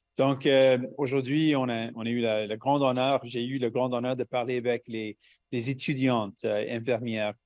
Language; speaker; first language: French; non-native, local second language; English